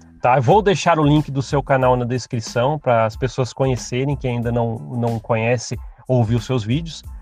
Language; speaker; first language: Portuguese; native; Portuguese